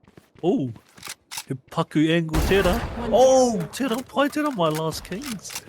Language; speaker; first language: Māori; non-native, local second language; English